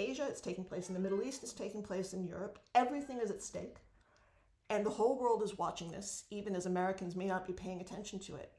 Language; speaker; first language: English; native; English